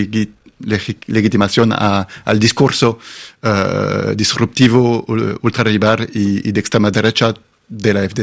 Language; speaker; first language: Spanish; non-native, fluent; German